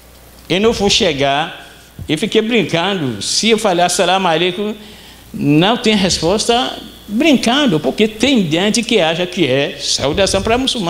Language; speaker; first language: Portuguese; non-native, fluent; Arabic